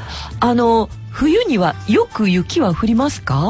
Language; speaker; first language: Japanese; native; Japanese